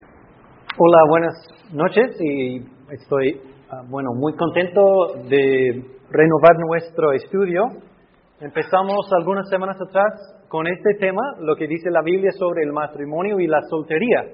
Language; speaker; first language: Spanish; non-native, fluent; English